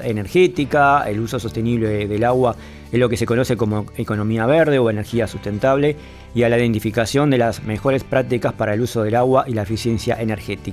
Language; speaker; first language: Spanish; native; Spanish